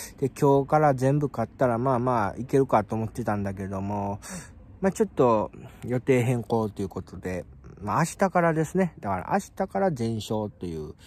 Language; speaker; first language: Japanese; native; Japanese